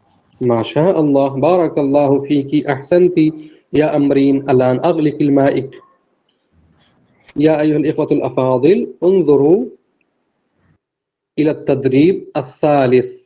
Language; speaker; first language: Arabic; non-native, fluent; Urdu